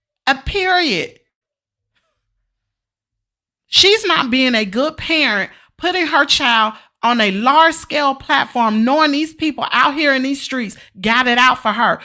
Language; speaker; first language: English; native; English